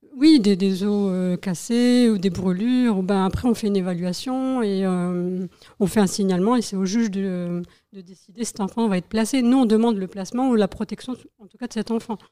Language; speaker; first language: French; native; French